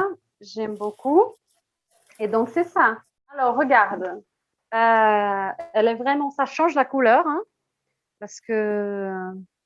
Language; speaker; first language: French; non-native, fluent; Portuguese